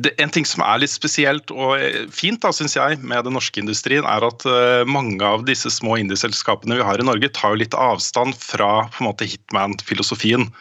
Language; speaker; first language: Norwegian; native; Norwegian